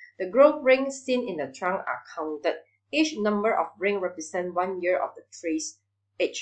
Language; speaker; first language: English; non-native, local second language; Chinese